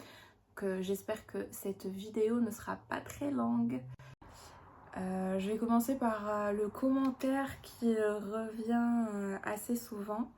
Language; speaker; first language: French; non-native, local second language; Arabic